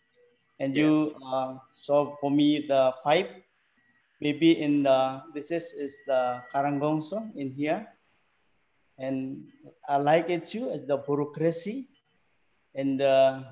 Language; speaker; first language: English; non-native, learner; Indonesian